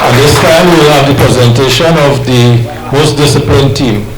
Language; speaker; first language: English; native; English